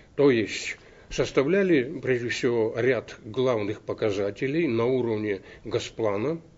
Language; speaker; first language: Russian; native; Russian